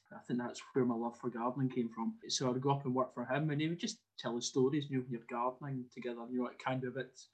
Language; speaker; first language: English; native; English